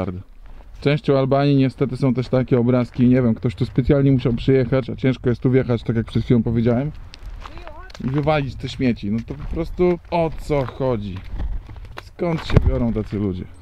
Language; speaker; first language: Polish; native; Polish